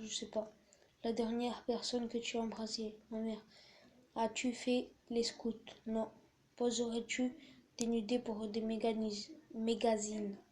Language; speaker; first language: French; native; French